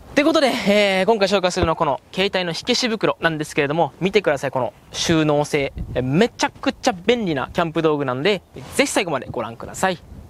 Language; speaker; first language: Japanese; native; Japanese